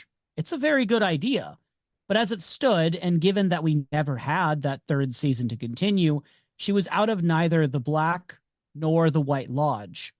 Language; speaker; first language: English; native; English